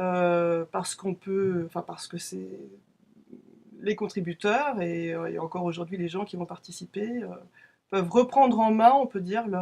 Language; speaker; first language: French; native; French